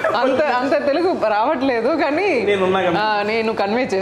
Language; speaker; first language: Telugu; non-native, learner; Tamil